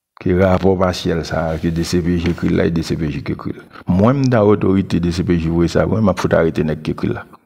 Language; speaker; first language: French; non-native, local second language; Haitian Creole